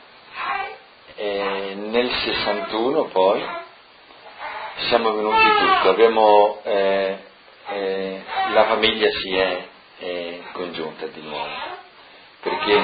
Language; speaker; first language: Italian; non-native, local second language; Friulian